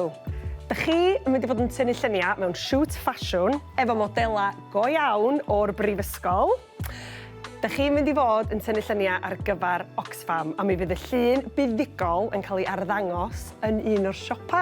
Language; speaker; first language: Welsh; native; Welsh